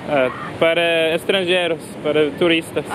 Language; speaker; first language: Portuguese; non-native, learner; English